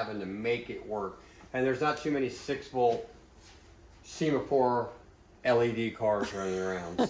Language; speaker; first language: English; native; English